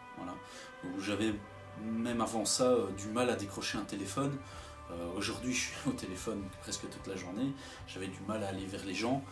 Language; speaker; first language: French; native; French